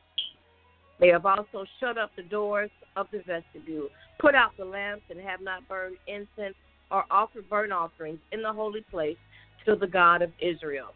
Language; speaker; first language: English; native; English